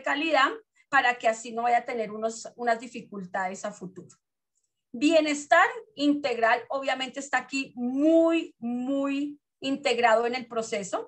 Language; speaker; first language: Spanish; native; Spanish